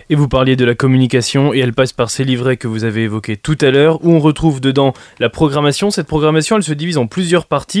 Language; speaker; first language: French; native; French